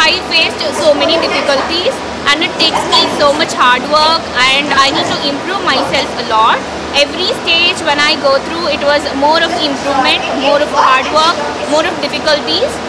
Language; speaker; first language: English; non-native, local second language; Tamil